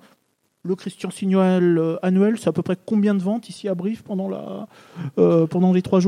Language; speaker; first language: French; native; French